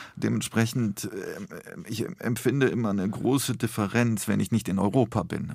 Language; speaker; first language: German; early bilingual, other home language; Polish